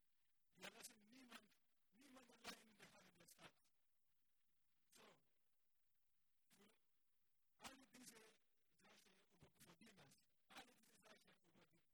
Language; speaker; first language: German; non-native, learner; Greek